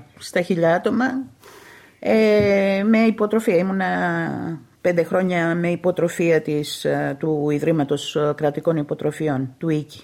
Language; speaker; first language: Greek; native; Greek